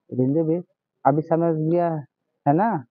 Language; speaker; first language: Hindi; non-native, learner; Bangla